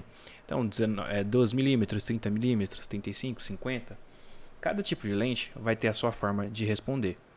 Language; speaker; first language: Portuguese; native; Portuguese